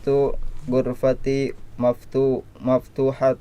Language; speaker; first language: Arabic; non-native, learner; Indonesian